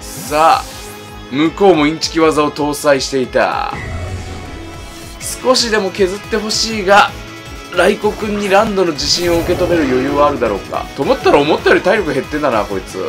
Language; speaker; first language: Japanese; native; Japanese